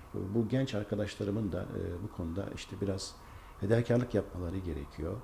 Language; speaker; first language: Turkish; native; Turkish